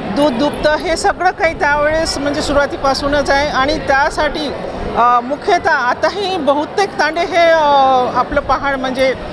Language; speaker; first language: Marathi; non-native, local second language; Lambadi